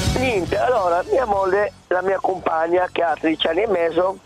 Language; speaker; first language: Italian; native; Italian